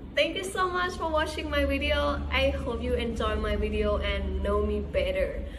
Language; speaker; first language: English; non-native, learner; Thai